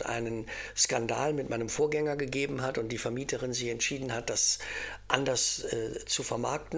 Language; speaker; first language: German; native; German